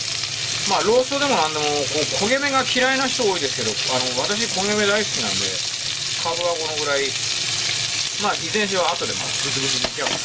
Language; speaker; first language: Japanese; native; Japanese